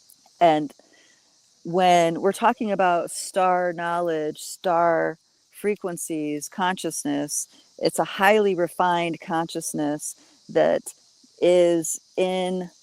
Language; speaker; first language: English; native; English